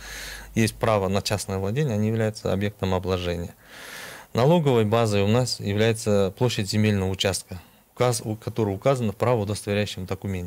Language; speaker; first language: Russian; non-native, local second language; Kyrgyz